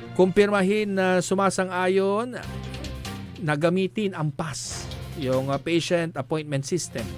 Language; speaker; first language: Filipino; non-native, local second language; Iloko